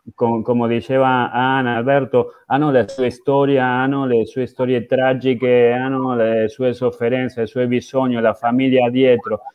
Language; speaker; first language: Italian; non-native, fluent; Spanish